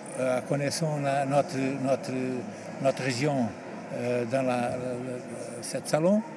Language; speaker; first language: French; non-native, learner; Portuguese